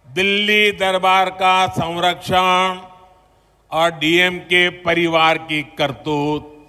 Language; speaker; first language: Hindi; non-native, local second language; Gujarati